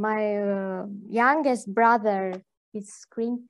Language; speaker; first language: English; non-native, learner; Latvian